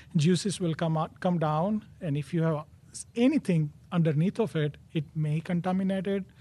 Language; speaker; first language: English; non-native, local second language; Gujarati